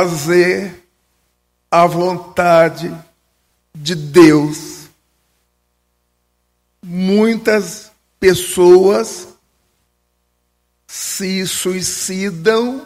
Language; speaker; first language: Portuguese; native; Portuguese